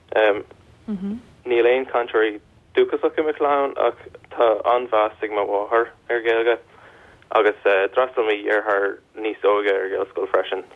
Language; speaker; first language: Irish; non-native, local second language; English